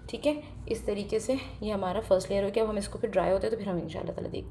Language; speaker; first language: Hindi; native; Hindi